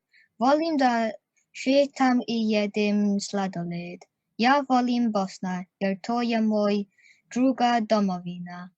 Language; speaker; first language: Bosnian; early bilingual, heritage; Bosnian